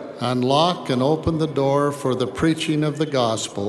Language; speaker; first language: English; native; English